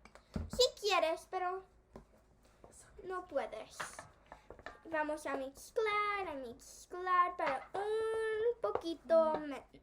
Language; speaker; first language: Spanish; early bilingual, heritage; Spanish